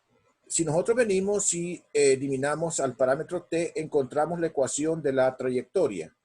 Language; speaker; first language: Spanish; native; Spanish